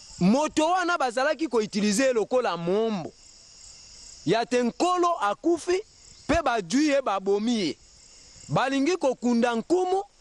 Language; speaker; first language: Lingala; non-native, local second language; Mongo